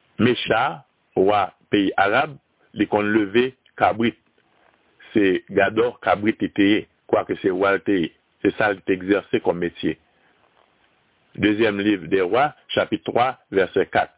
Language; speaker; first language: French; non-native, local second language; Haitian Creole